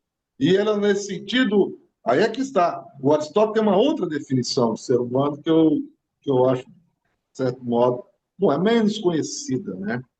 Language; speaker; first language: Portuguese; native; Portuguese